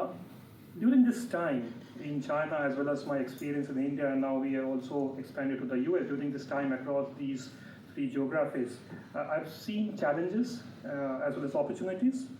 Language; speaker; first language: English; non-native, local second language; Bangla